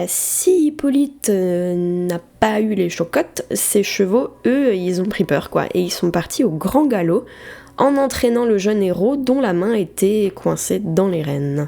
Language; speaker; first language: French; native; French